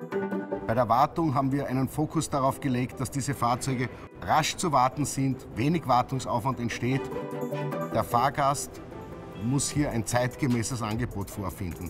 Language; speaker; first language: German; native; German